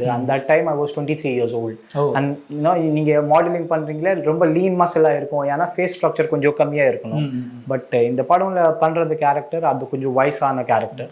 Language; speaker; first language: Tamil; non-native, learner; Kashmiri